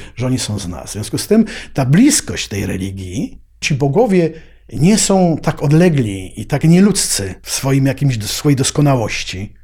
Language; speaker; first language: Polish; native; Polish